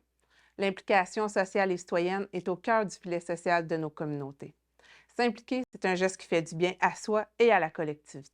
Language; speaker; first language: French; native; French